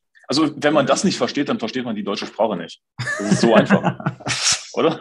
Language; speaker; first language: German; native; German